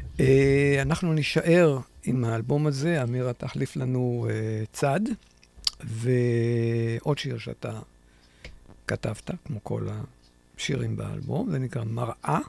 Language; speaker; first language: Hebrew; native; Hebrew